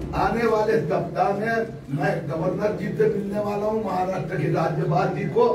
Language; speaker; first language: Hindi; non-native, local second language; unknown